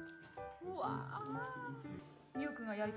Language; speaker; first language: German; non-native, learner; Japanese